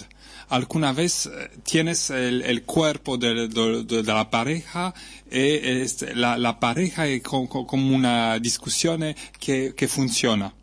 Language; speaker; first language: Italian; non-native, fluent; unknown